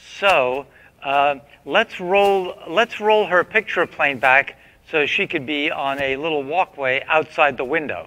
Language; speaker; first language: English; native; English